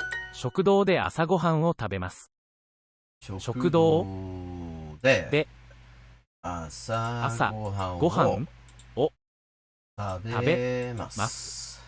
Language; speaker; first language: Japanese; non-native, learner; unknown